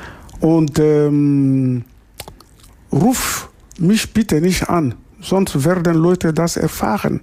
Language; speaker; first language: German; non-native, learner; Lingala